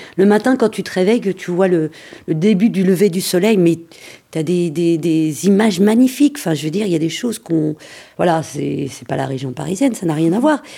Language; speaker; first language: French; early bilingual, other home language; Arabic